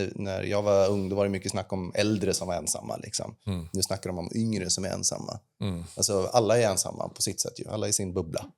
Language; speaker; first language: Swedish; native; Swedish